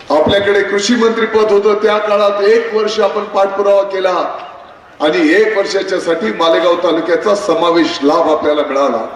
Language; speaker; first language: Marathi; native; Marathi